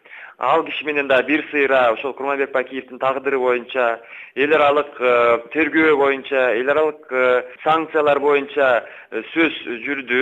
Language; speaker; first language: Kyrgyz; native; Kyrgyz